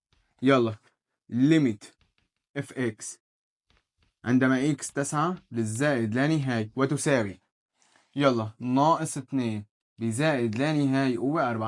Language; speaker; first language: Arabic; native; Arabic